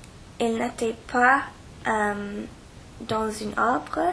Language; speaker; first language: French; non-native, learner; English